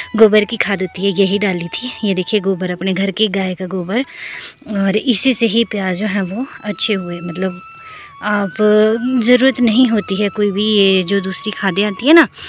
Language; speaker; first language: Hindi; native; Hindi